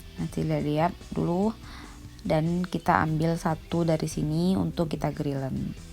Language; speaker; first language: Indonesian; native; Indonesian